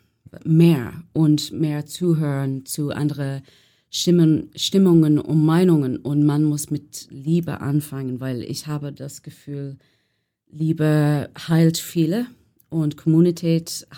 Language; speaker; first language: German; non-native, learner; English